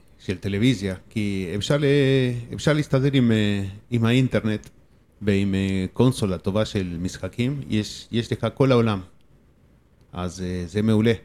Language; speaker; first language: Hebrew; non-native, fluent; Spanish